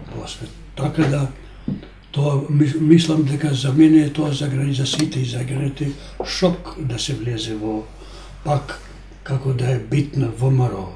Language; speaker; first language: Macedonian; non-native, local second language; Albanian